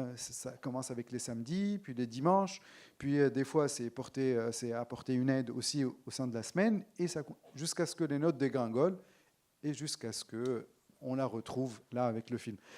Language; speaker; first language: French; non-native, local second language; Arabic